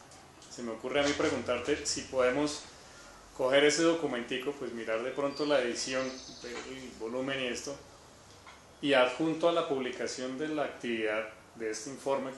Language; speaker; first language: Spanish; native; Spanish